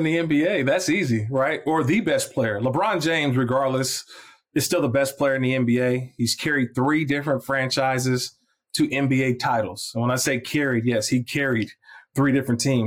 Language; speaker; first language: English; native; English